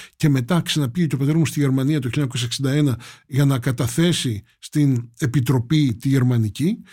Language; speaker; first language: Greek; native; Greek